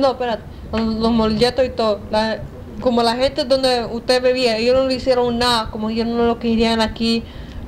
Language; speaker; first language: Spanish; early bilingual, heritage; Spanish